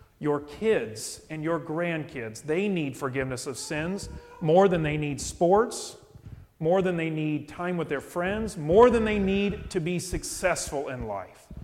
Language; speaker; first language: English; native; English